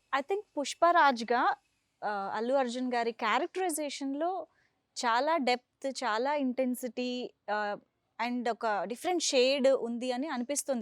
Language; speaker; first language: Telugu; native; Telugu